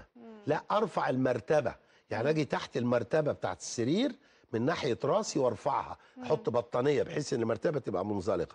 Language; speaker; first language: Arabic; native; Arabic